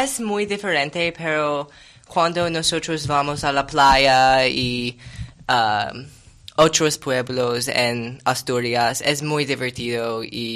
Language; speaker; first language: Spanish; non-native, learner; English